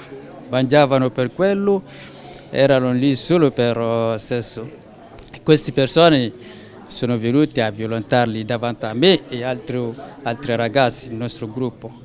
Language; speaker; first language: Italian; non-native, fluent; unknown